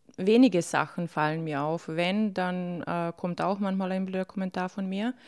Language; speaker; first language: German; early bilingual, other home language; Bosnian